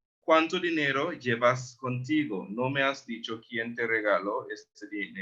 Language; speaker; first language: Spanish; non-native, fluent; English